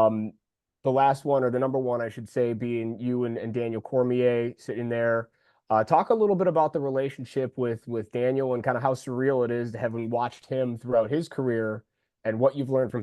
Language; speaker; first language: English; native; English